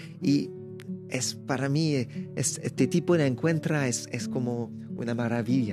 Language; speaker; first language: Spanish; non-native, learner; French